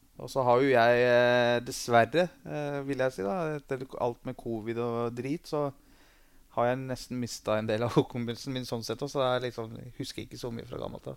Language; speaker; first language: Norwegian; early bilingual, other home language; Persian